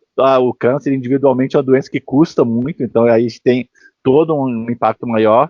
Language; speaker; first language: Portuguese; native; Portuguese